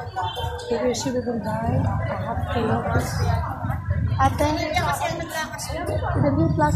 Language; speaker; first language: English; non-native, local second language; Cebuano